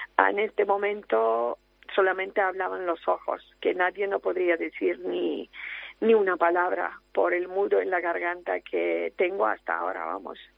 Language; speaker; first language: Spanish; non-native, fluent; Ukrainian